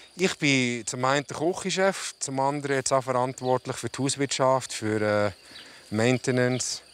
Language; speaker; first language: German; native; German